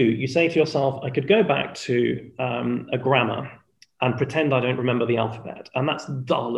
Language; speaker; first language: English; non-native, fluent; Spanish